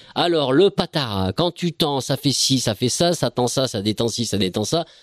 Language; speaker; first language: French; native; French